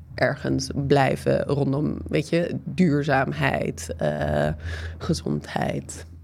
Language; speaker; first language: Dutch; non-native, fluent; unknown